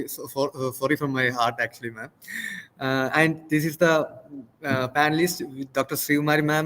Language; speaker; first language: English; non-native, local second language; Malayalam